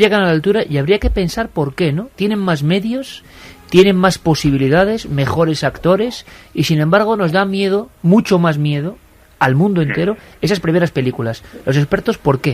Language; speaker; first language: Spanish; native; Spanish